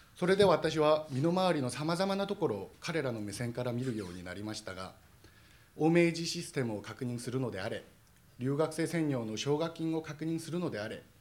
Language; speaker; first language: Japanese; non-native, fluent; Korean